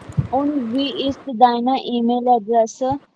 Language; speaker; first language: German; non-native, learner; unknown